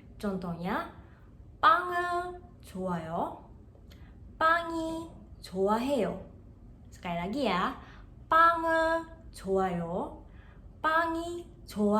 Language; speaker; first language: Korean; non-native, fluent; Indonesian